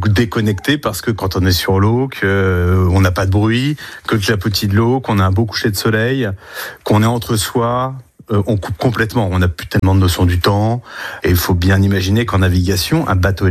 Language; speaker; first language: French; native; French